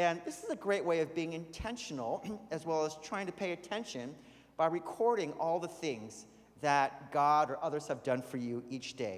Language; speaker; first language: English; native; English